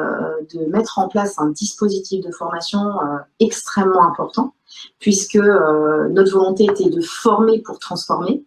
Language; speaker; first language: French; native; French